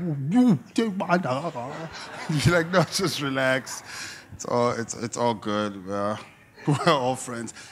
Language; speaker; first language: English; non-native, local second language; Xhosa